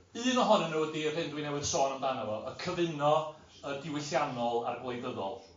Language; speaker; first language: Welsh; native; Welsh